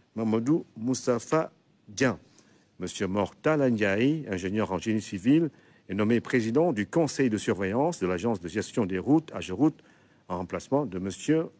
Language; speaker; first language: French; non-native, local second language; Wolof